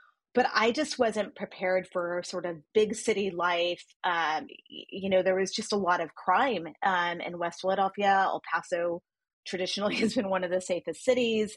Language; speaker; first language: English; native; English